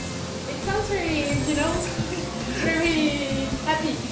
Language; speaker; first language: English; non-native, fluent; Turkish